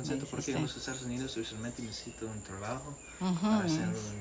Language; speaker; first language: Spanish; non-native, learner; English